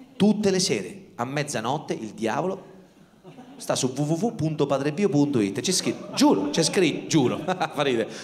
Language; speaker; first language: Italian; native; Italian